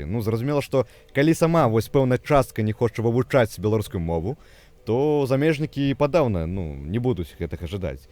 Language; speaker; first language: Belarusian; native; Belarusian